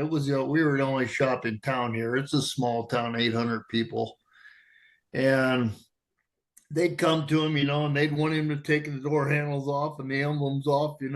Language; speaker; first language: English; native; English